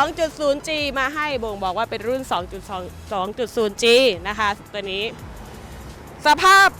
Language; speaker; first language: Thai; native; Thai